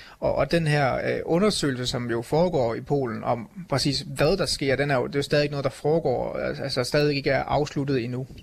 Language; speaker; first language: Danish; native; Danish